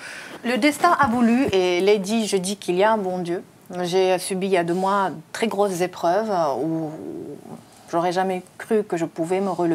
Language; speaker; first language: French; native; French